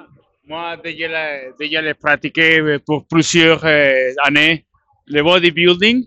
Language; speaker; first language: French; non-native, learner; Spanish